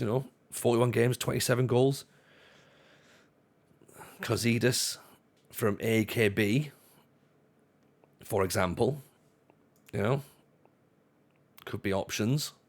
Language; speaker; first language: English; native; English